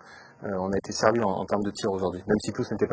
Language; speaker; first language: French; native; French